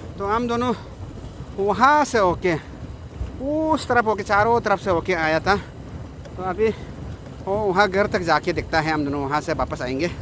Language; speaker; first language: Hindi; non-native, local second language; Nyishi